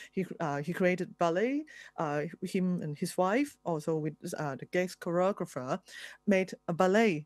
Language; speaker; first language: English; non-native, fluent; Thai